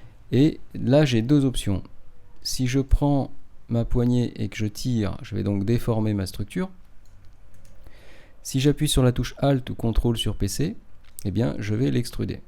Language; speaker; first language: French; native; French